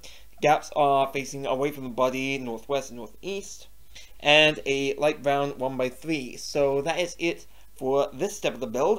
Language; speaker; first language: English; native; English